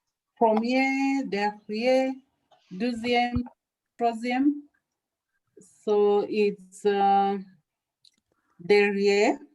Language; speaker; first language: French; non-native, learner; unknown